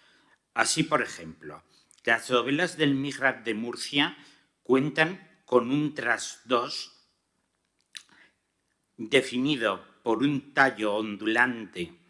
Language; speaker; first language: Spanish; native; Spanish